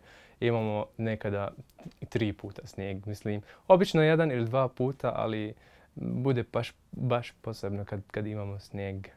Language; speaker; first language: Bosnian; non-native, fluent; Arabic